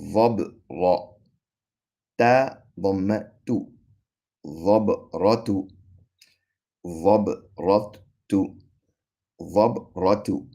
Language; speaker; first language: Arabic; non-native, fluent; English